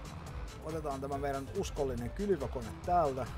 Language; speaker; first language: Finnish; native; Finnish